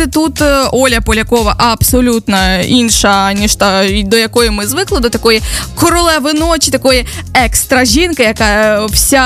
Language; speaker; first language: Ukrainian; native; Ukrainian